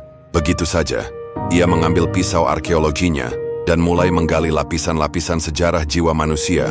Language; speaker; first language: Indonesian; native; Indonesian